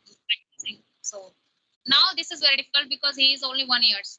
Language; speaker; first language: English; non-native, local second language; Hindi